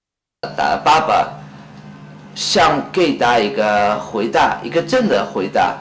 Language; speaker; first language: Chinese; non-native, fluent; Spanish